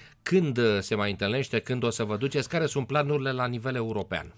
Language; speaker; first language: Romanian; native; Romanian